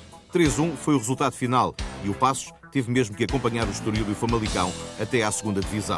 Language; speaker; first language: Portuguese; native; Portuguese